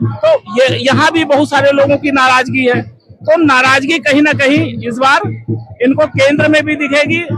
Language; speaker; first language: Hindi; native; Hindi